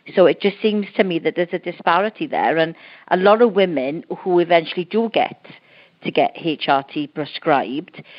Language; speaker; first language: English; native; English